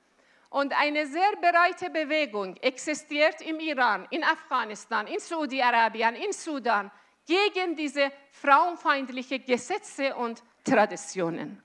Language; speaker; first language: German; non-native, fluent; Azerbaijani